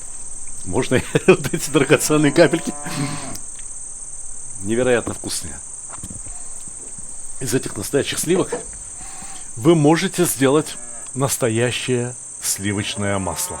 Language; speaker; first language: Russian; native; Russian